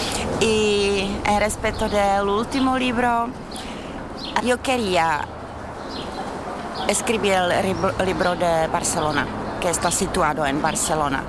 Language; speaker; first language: Spanish; non-native, learner; Czech